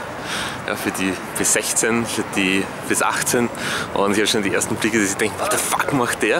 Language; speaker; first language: German; native; German